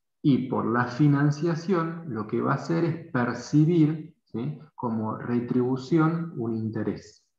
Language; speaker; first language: Spanish; native; Spanish